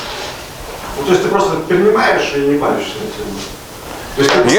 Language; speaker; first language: Russian; native; Russian